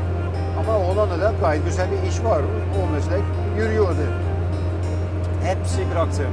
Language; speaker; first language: Turkish; non-native, fluent; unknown